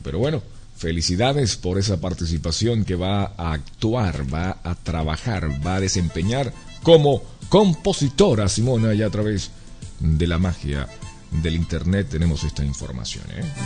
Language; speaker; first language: Spanish; native; Spanish